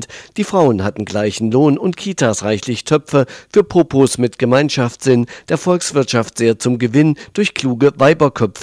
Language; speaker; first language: German; native; German